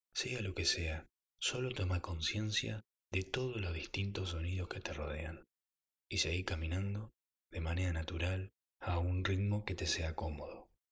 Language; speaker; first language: Spanish; native; Spanish